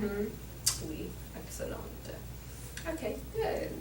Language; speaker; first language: French; non-native, learner; English